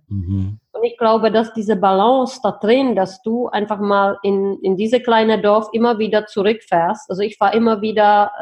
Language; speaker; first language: German; non-native, fluent; Czech